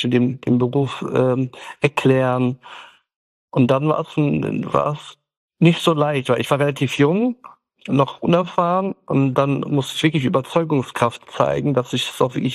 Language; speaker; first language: German; early bilingual, other home language; Turkish